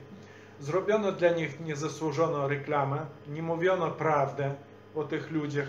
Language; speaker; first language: Polish; non-native, fluent; Belarusian